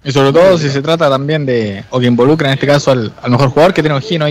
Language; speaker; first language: Spanish; native; Spanish